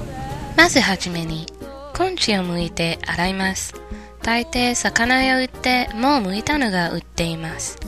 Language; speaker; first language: Japanese; non-native, learner; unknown